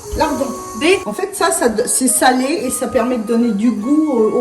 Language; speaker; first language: French; native; French